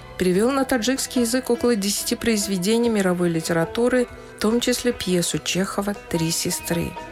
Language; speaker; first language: Russian; non-native, local second language; Tajik